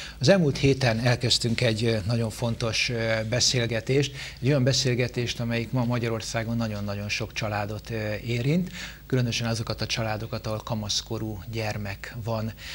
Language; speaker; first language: Hungarian; native; Hungarian